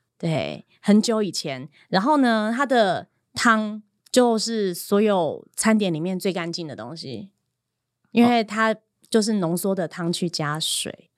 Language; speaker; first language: Chinese; native; Chinese